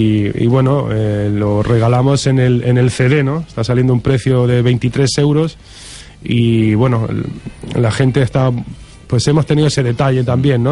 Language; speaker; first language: Spanish; native; Spanish